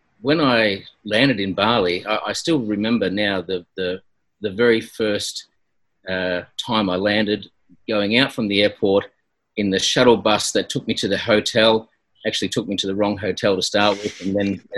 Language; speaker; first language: English; native; English